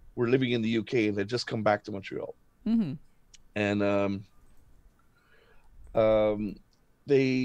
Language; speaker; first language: English; native; English